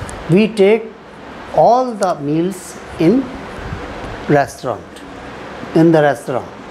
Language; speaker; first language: English; non-native, local second language; Hindi